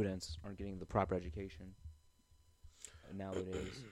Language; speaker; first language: English; native; English